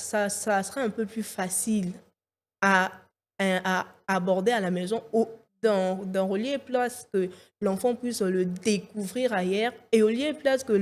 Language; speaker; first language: French; non-native, local second language; Lingala